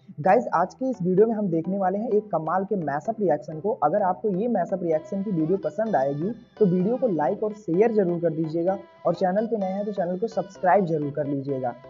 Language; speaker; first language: Hindi; native; Hindi